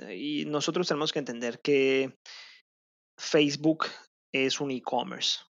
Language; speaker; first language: Spanish; native; Spanish